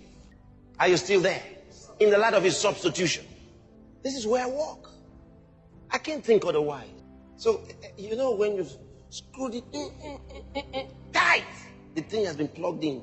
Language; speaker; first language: English; non-native, local second language; Yoruba